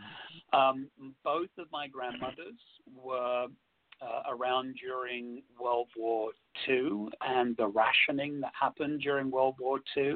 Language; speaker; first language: English; native; English